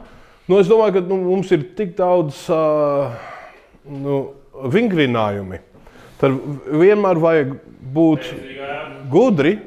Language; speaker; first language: Latvian; early bilingual, heritage; English